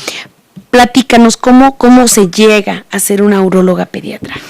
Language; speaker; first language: Spanish; native; Spanish